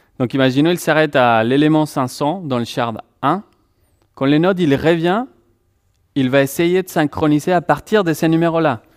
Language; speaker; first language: French; non-native, fluent; Spanish